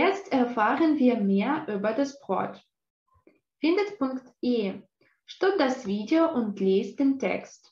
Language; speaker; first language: German; non-native, fluent; Russian